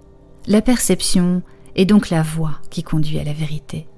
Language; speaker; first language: French; native; French